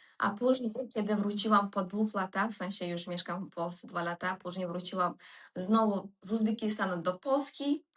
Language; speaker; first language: Polish; non-native, fluent; Uzbek